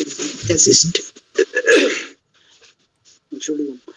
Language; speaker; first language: German; non-native, learner; Bangla